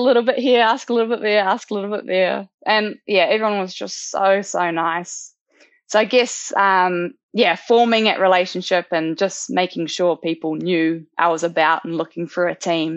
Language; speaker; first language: English; native; English